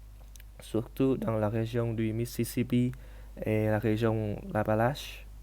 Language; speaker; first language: French; non-native, learner; Vietnamese